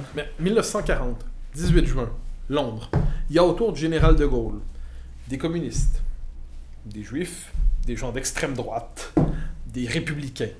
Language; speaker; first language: French; native; French